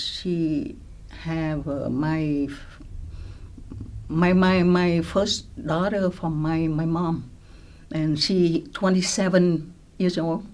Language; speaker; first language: English; non-native, local second language; Vietnamese